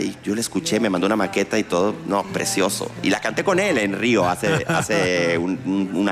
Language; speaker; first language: Spanish; native; Spanish